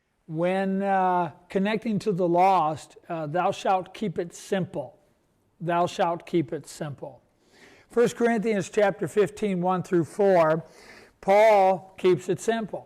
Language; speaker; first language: English; native; English